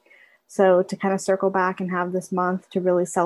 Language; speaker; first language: English; native; English